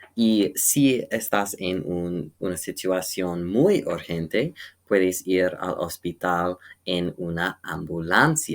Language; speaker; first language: Spanish; non-native, learner; English